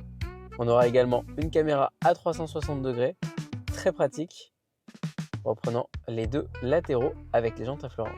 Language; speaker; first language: French; native; French